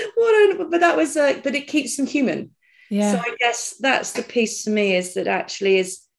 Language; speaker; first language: English; native; English